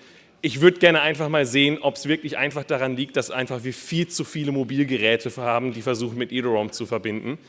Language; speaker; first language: German; native; German